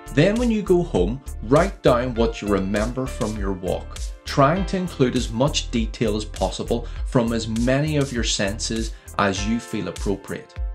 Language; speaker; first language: English; native; English